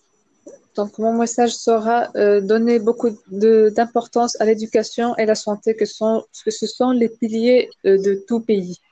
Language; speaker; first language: French; non-native, local second language; Arabic